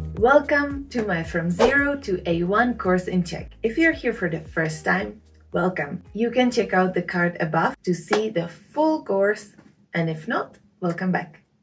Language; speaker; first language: English; non-native, fluent; Czech